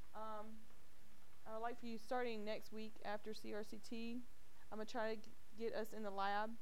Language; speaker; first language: English; native; English